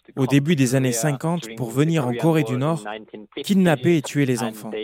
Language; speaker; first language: French; non-native, fluent; Korean